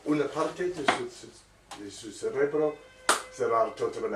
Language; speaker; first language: Spanish; non-native, learner; English